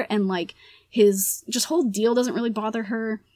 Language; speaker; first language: English; early bilingual, other home language; Spanish